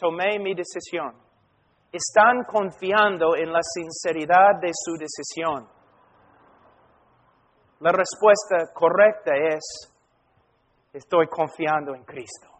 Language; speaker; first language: Spanish; non-native, fluent; English